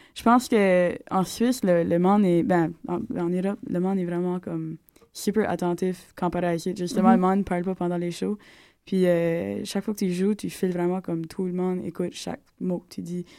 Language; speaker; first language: French; native; French